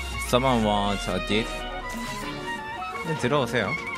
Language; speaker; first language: Korean; native; Korean